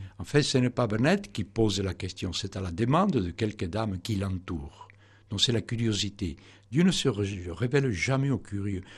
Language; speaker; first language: French; non-native, fluent; Spanish